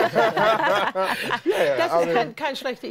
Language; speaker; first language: German; non-native, learner; English